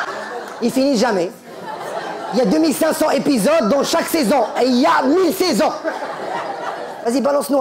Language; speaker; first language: French; native; French